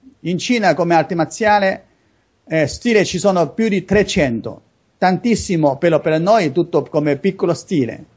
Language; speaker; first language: Italian; non-native, learner; Chinese